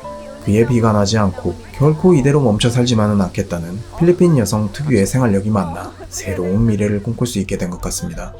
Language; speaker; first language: Korean; native; Korean